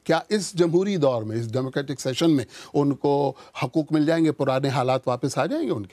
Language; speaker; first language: Urdu; native; Urdu